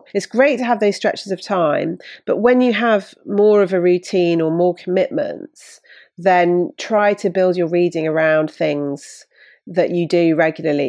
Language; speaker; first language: English; native; English